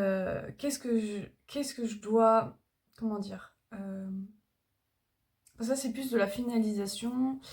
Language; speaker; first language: French; native; French